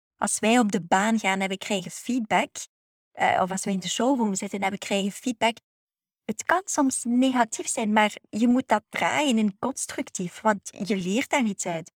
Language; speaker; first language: Dutch; native; Dutch